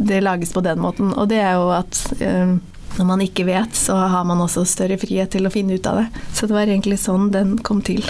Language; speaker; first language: Norwegian; early bilingual, other home language; Somali